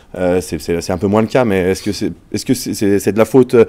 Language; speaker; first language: French; native; French